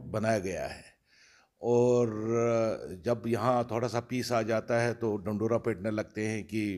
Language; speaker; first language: Urdu; non-native, local second language; Kashmiri